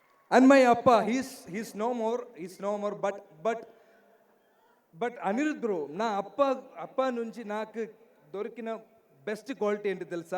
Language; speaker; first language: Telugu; non-native, learner; Malayalam